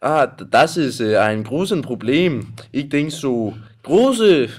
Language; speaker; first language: German; non-native, learner; Danish